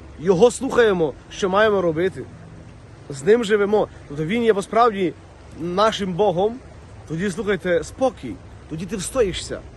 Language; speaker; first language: Ukrainian; native; Ukrainian